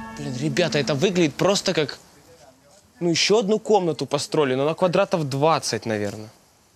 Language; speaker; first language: Russian; native; Russian